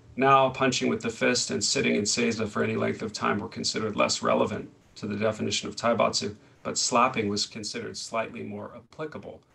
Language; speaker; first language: English; native; English